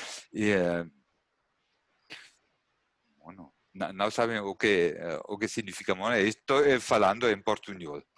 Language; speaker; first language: Portuguese; non-native, learner; German